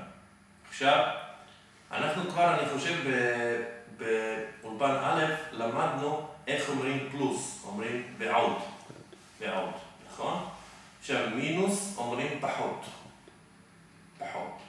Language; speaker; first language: Hebrew; non-native, fluent; Serbian